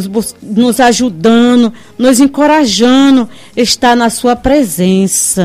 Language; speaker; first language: Portuguese; native; Portuguese